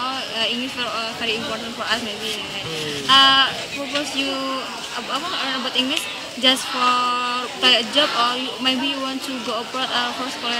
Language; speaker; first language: English; non-native, learner; Indonesian